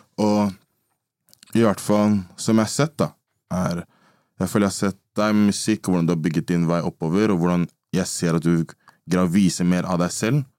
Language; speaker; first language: Norwegian; early bilingual, other home language; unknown